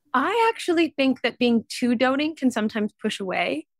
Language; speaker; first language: English; native; English